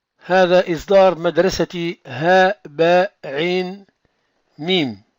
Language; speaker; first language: Arabic; non-native, fluent; French